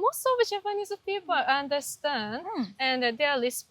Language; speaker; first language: English; non-native, learner; Japanese